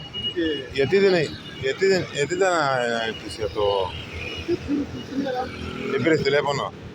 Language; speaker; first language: Greek; non-native, learner; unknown